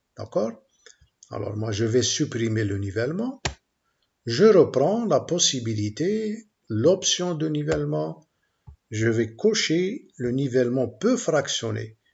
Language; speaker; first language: French; non-native, local second language; Arabic